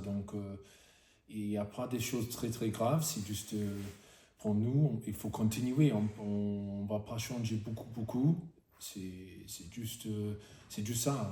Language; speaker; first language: French; non-native, fluent; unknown